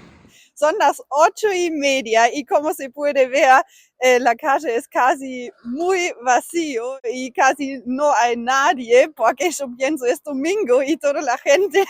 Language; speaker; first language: Spanish; non-native, learner; German